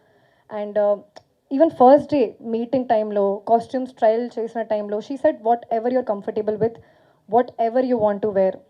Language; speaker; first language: Telugu; non-native, fluent; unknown